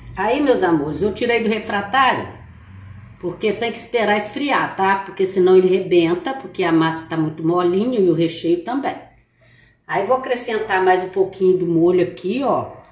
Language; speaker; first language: Portuguese; native; Portuguese